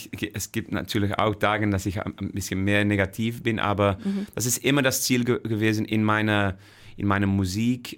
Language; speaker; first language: German; non-native, fluent; Dutch